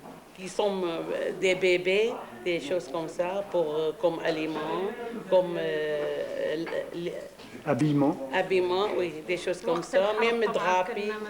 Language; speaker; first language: French; non-native, fluent; Arabic